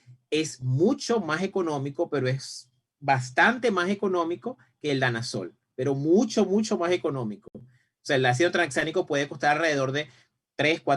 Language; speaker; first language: Spanish; native; Spanish